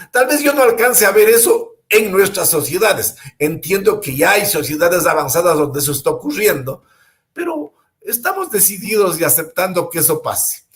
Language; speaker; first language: Spanish; native; Spanish